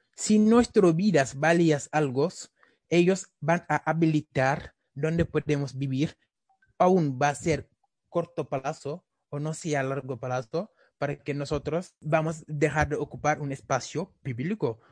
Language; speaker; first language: Spanish; non-native, learner; Wolof